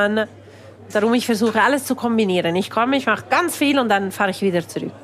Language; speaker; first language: German; non-native, local second language; Italian